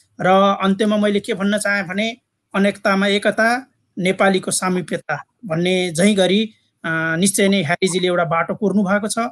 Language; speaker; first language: Nepali; native; Nepali